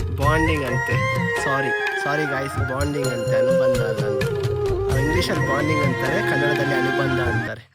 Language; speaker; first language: Kannada; non-native, local second language; Telugu